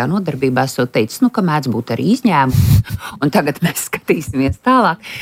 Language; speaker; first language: Latvian; native; Latvian